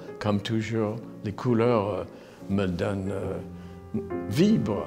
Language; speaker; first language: French; non-native, fluent; English